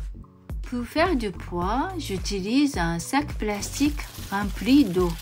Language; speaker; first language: French; non-native, fluent; Japanese